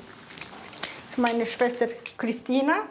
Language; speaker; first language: German; non-native, learner; Polish